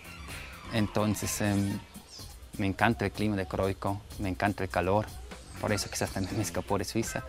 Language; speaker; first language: Spanish; non-native, fluent; German